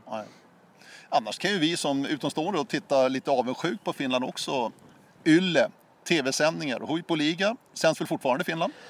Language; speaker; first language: Swedish; native; Swedish